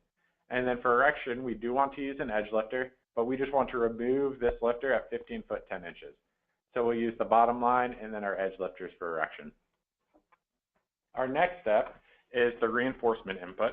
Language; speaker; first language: English; native; English